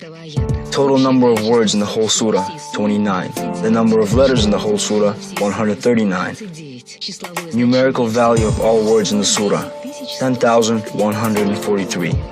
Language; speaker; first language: English; non-native, fluent; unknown